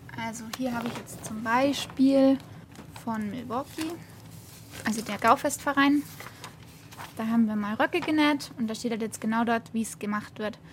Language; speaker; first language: German; native; German